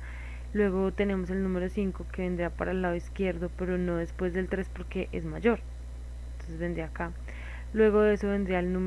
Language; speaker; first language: Spanish; native; Spanish